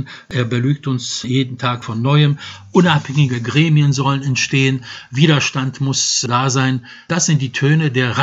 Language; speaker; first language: German; non-native, fluent; Polish